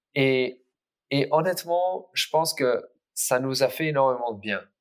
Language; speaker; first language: French; early bilingual, other home language; English